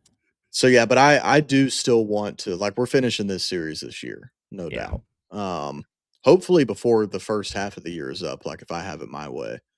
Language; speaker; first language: English; native; English